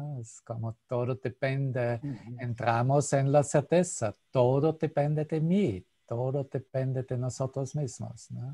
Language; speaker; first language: Spanish; non-native, fluent; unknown